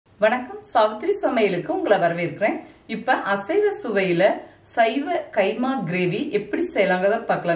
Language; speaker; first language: Tamil; native; Tamil